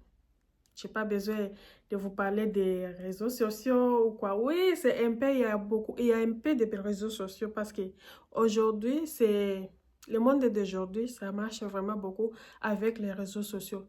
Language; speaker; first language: French; non-native, fluent; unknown